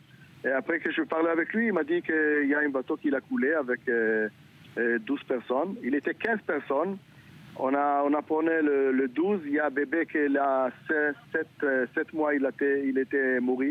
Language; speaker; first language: French; non-native, learner; Hebrew